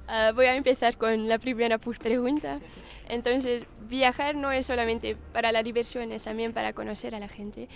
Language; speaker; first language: Spanish; non-native, learner; Dutch